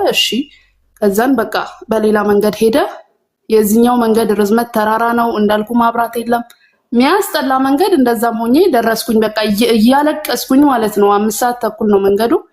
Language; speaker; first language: Amharic; native; Amharic